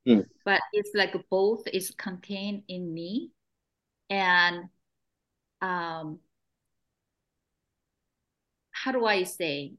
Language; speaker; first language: English; non-native, fluent; Korean